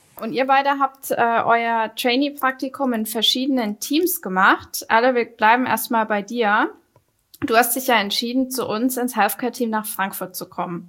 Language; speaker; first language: German; native; German